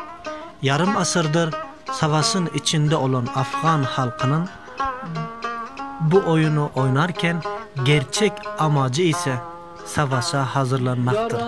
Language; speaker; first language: Turkish; native; Turkish